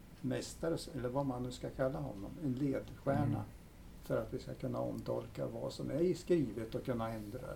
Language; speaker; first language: Swedish; native; Swedish